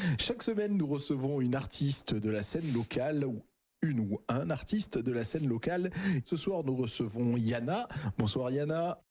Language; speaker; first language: French; native; French